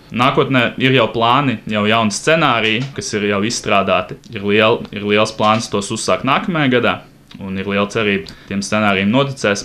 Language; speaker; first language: Latvian; non-native, local second language; Russian